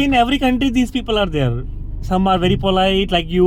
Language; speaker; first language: English; non-native, local second language; Hindi